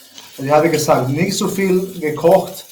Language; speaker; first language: German; non-native, learner; Spanish